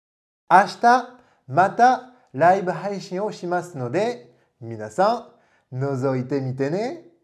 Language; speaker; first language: Japanese; non-native, fluent; French